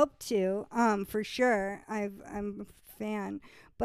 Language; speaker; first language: English; native; English